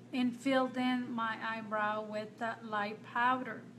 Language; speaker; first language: English; non-native, fluent; Spanish